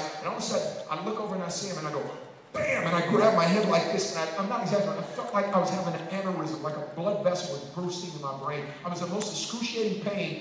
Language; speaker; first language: English; native; English